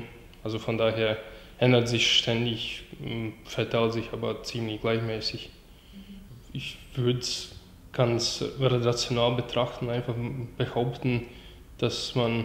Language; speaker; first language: German; non-native, fluent; Latvian